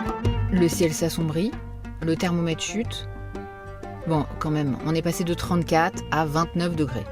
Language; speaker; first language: French; native; French